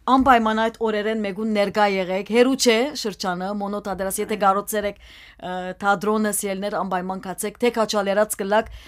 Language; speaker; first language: Armenian; early bilingual, heritage; Armenian